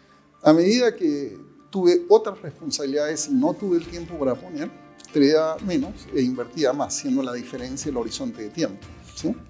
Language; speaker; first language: Spanish; native; Spanish